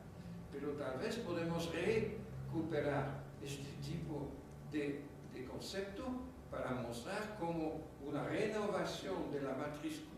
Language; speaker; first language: Spanish; non-native, fluent; French